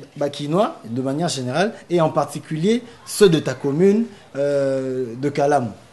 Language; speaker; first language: French; non-native, local second language; Lingala